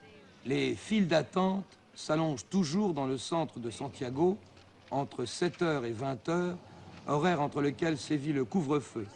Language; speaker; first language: French; native; French